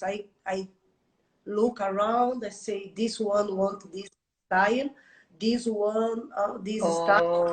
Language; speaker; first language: English; non-native, learner; Portuguese